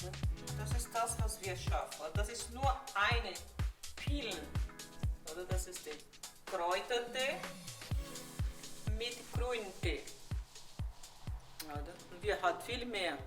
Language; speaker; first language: German; non-native, learner; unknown